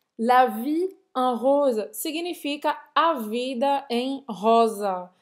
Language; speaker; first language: Portuguese; native; Portuguese